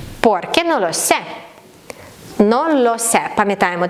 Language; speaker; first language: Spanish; non-native, learner; Ukrainian